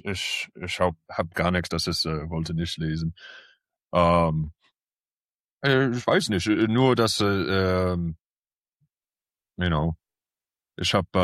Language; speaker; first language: German; early bilingual, heritage; English